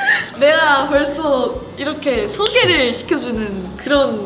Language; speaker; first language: Korean; native; Korean